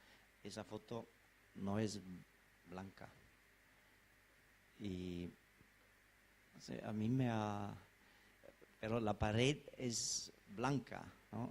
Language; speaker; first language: Spanish; non-native, fluent; German